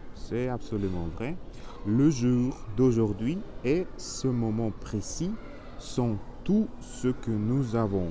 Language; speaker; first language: French; non-native, learner; Spanish